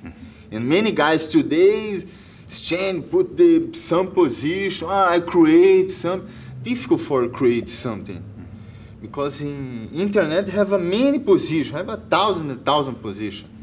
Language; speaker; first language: English; non-native, learner; Portuguese